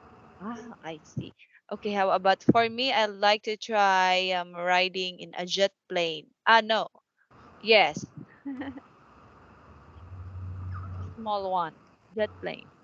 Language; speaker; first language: English; non-native, fluent; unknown